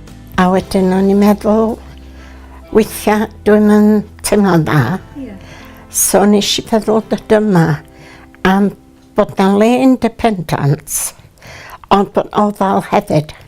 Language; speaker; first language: Welsh; native; Welsh